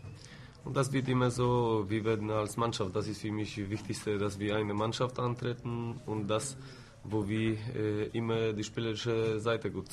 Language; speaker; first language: German; non-native, fluent; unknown